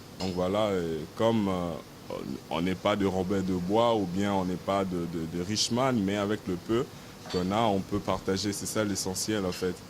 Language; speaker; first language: French; non-native, local second language; Lingala